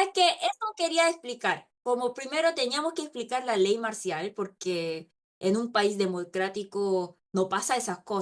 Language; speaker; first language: Spanish; non-native, local second language; Korean